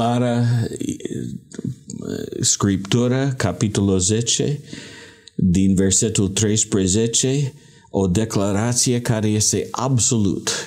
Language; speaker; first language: Romanian; non-native, learner; English